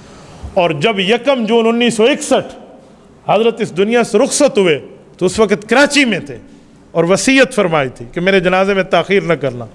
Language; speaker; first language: Urdu; native; Urdu